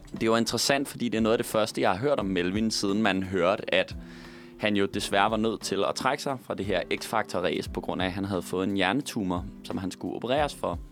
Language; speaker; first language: Danish; native; Danish